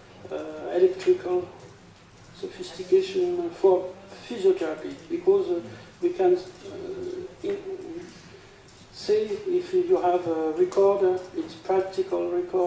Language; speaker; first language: English; non-native, learner; French